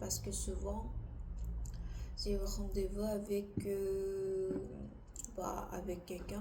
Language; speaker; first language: French; non-native, learner; Korean